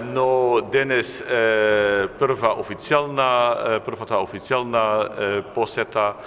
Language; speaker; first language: Macedonian; non-native, fluent; Dutch